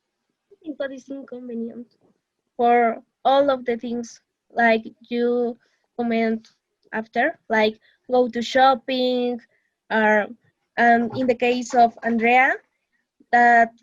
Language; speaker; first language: English; non-native, learner; Spanish